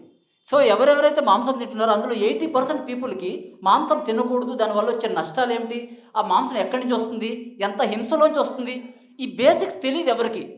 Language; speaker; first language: Telugu; native; Telugu